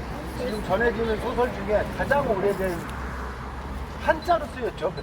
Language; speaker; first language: Korean; native; Korean